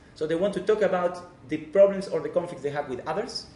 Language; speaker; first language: English; non-native, fluent; Spanish